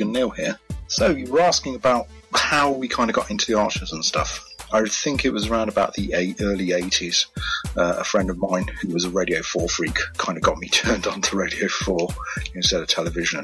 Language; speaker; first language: English; non-native, local second language; Polish